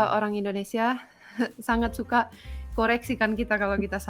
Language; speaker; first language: Indonesian; non-native, fluent; Finnish